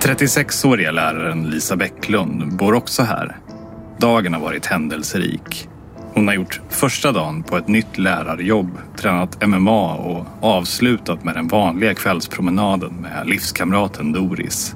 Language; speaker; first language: Swedish; native; Swedish